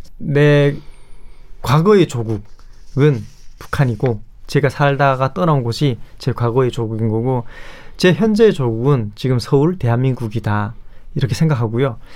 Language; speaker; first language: Korean; native; Korean